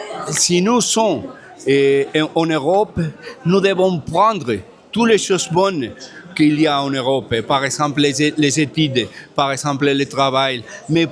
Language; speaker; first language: French; non-native, fluent; Spanish